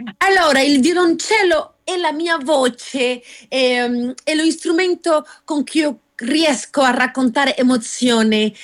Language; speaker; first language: Italian; non-native, learner; Spanish